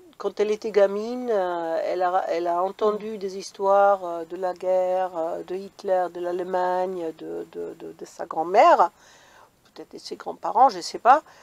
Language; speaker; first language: French; non-native, fluent; German